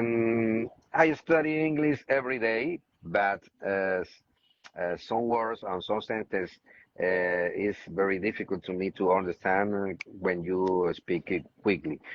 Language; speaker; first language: English; non-native, learner; Spanish